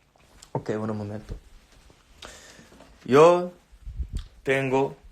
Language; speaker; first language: Spanish; non-native, learner; English